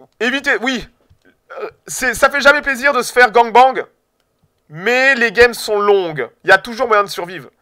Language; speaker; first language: French; native; French